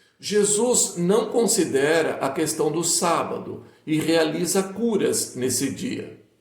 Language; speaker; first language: Portuguese; native; Portuguese